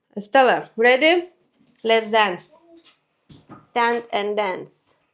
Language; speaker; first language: English; non-native, learner; Lithuanian